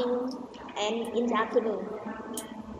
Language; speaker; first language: English; non-native, learner; Vietnamese